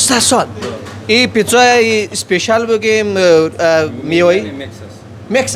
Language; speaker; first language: Persian; native; Persian